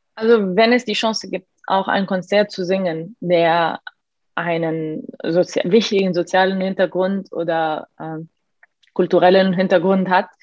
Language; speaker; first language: German; non-native, fluent; Arabic